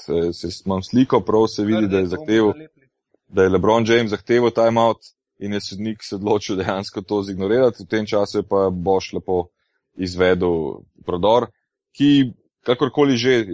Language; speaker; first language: Slovenian; native; Slovenian